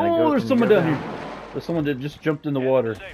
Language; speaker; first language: English; native; English